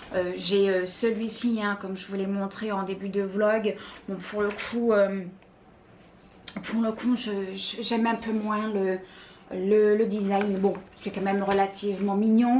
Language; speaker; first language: French; native; French